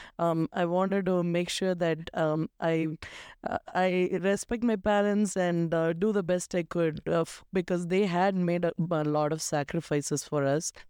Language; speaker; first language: English; non-native, local second language; Malayalam